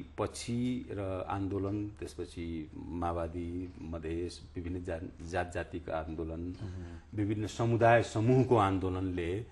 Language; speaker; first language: Nepali; non-native, local second language; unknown